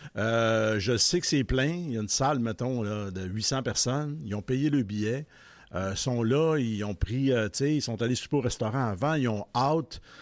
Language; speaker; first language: French; native; French